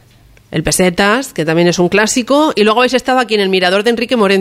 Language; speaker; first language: Spanish; native; Spanish